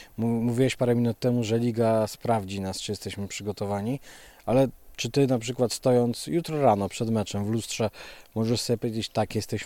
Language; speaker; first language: Polish; native; Polish